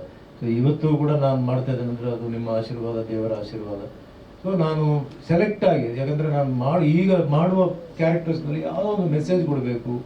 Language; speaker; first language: Kannada; non-native, local second language; Tulu